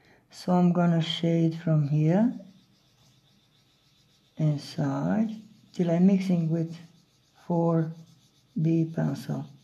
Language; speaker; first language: English; non-native, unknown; Romanian